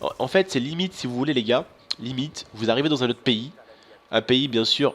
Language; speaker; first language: French; early bilingual, other home language; Arabic